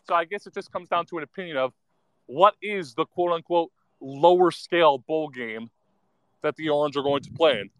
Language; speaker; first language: English; native; English